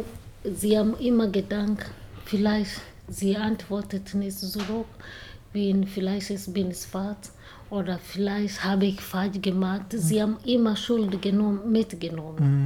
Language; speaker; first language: German; non-native, learner; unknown